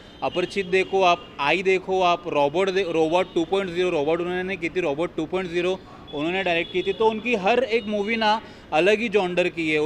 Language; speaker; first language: Hindi; native; Hindi